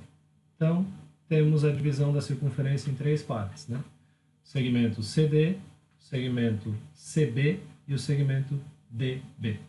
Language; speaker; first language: Portuguese; native; Portuguese